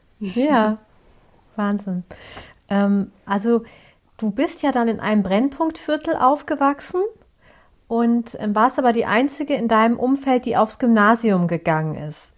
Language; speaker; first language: German; early bilingual, other home language; Turkish